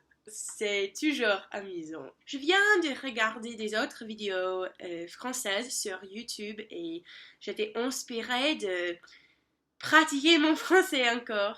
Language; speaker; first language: French; non-native, learner; English